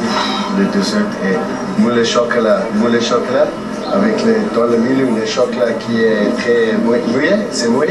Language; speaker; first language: French; non-native, learner; English